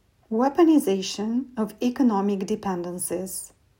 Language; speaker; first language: English; non-native, fluent; Romanian